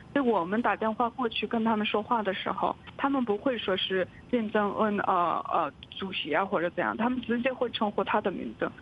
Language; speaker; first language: Chinese; non-native, fluent; Korean